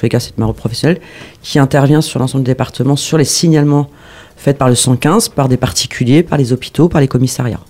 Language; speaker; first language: French; native; French